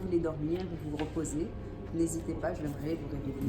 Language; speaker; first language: French; native; French